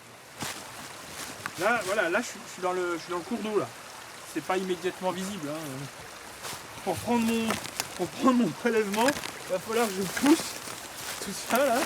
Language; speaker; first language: French; native; French